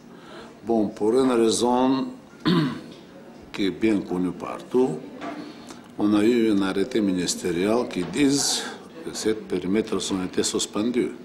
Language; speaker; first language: French; non-native, fluent; Bulgarian